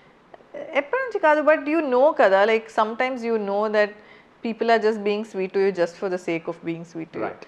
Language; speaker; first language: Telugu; non-native, fluent; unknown